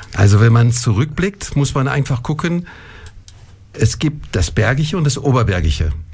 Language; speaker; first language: German; non-native, local second language; French